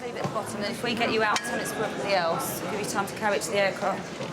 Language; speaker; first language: English; native; English